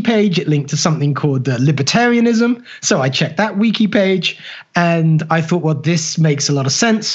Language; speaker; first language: English; native; English